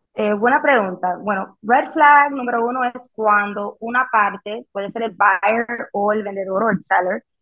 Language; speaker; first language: Spanish; early bilingual, heritage; Spanish